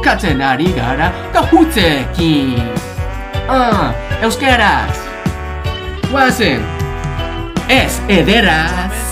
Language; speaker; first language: Basque; non-native, learner; English